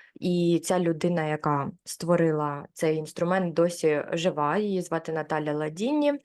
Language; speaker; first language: Ukrainian; non-native, local second language; Russian